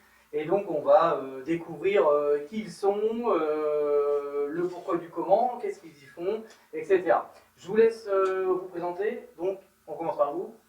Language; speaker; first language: French; native; French